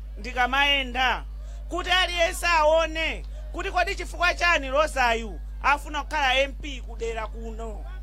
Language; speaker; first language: Nyanja; non-native, local second language; Yao